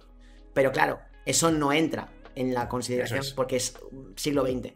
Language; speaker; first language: Spanish; native; Spanish